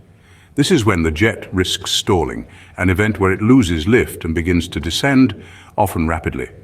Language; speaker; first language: English; native; English